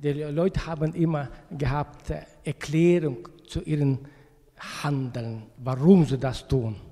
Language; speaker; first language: German; non-native, learner; Russian